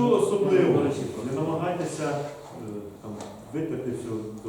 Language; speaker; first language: Ukrainian; native; Ukrainian